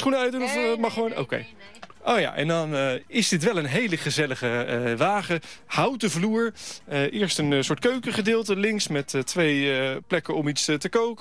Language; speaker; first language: Dutch; native; Dutch